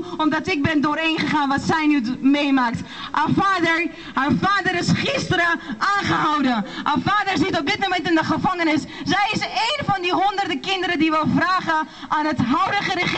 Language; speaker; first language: Dutch; non-native, fluent; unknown